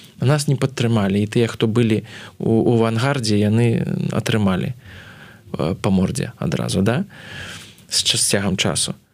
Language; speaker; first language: Belarusian; non-native, local second language; Russian